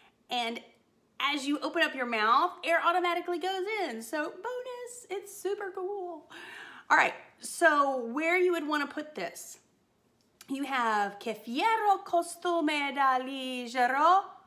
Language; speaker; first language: English; native; English